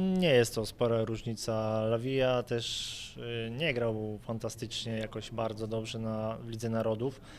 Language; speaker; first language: Polish; native; Polish